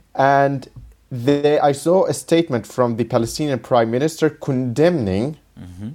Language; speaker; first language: English; non-native, fluent; Arabic